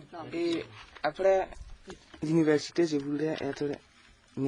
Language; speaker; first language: French; non-native, local second language; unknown